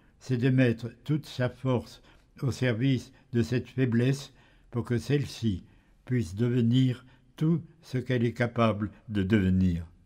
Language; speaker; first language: French; native; French